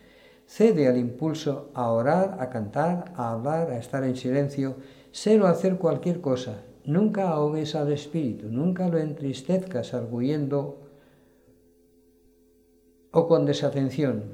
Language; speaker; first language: Spanish; native; Spanish